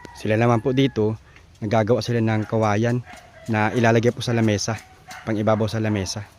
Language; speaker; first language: Filipino; non-native, local second language; Bikol